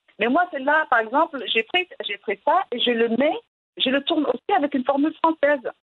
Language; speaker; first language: French; non-native, local second language; Arabic